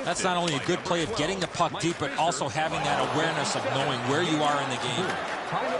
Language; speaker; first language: English; native; English